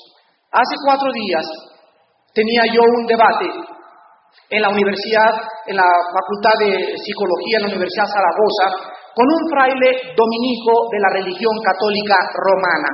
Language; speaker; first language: Spanish; native; Spanish